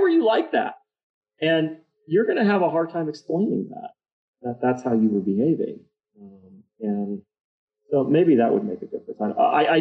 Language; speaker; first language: English; native; English